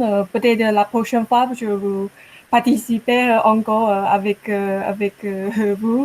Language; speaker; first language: French; non-native, learner; Chinese